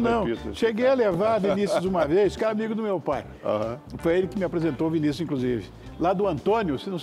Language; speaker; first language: Portuguese; native; Portuguese